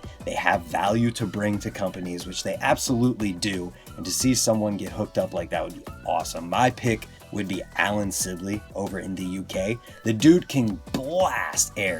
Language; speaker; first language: English; native; English